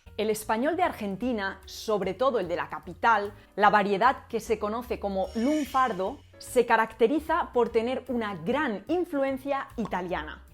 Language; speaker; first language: Spanish; native; Spanish